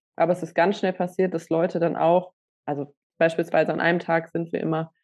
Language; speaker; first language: German; native; German